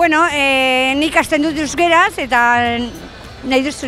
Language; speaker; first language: Basque; non-native, local second language; Spanish